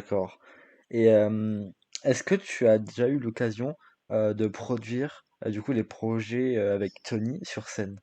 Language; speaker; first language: French; native; French